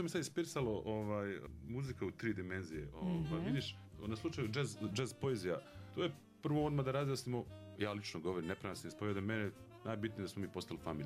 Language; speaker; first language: Serbian; native; Serbian